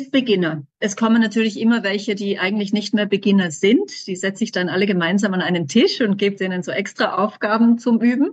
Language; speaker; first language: German; native; German